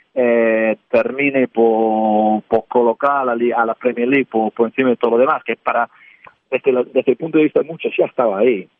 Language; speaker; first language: Spanish; non-native, fluent; English